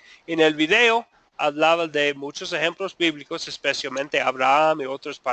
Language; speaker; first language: Spanish; non-native, fluent; English